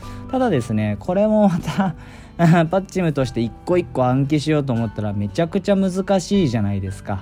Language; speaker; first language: Japanese; native; Japanese